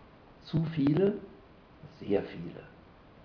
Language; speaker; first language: German; native; German